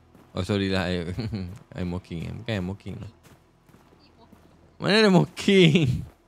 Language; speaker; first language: English; non-native, local second language; Malay